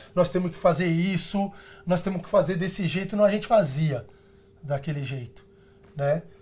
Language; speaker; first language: Portuguese; early bilingual, other home language; Spanish